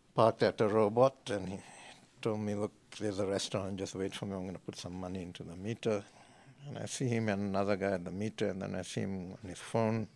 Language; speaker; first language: English; native; English